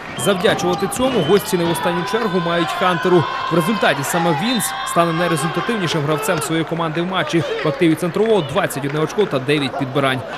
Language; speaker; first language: Ukrainian; native; Ukrainian